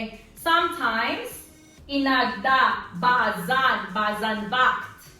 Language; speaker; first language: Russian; non-native, learner; Filipino